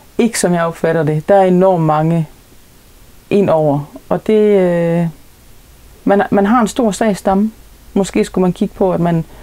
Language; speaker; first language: Danish; native; Danish